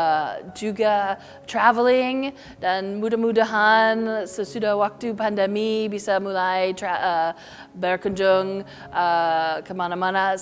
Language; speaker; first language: Indonesian; non-native, learner; English